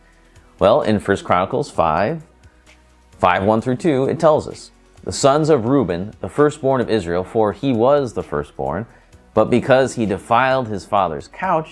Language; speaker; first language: English; native; English